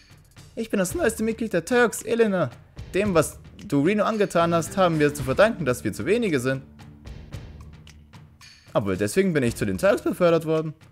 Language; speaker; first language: German; native; German